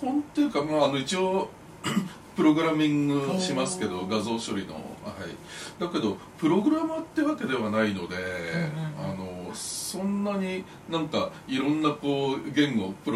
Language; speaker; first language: Japanese; native; Japanese